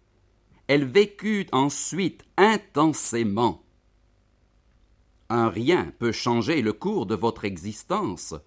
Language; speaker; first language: French; native; French